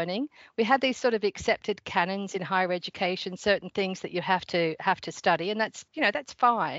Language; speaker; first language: English; native; English